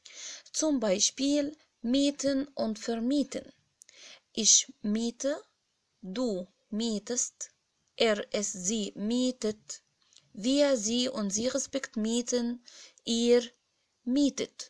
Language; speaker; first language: German; non-native, fluent; Arabic